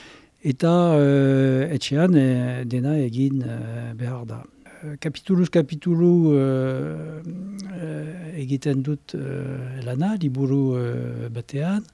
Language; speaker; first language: Basque; non-native, local second language; French